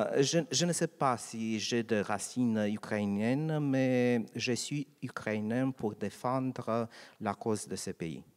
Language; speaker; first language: French; non-native, learner; Romanian